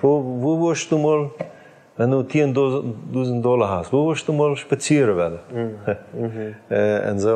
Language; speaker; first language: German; non-native, learner; Plautdietsch